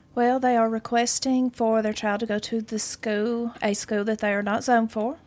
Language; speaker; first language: English; native; English